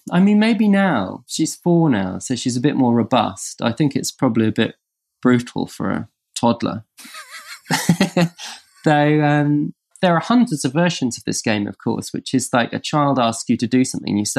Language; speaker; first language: English; native; English